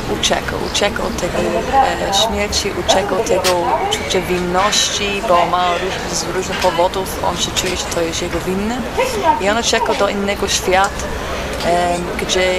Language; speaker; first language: Polish; non-native, fluent; English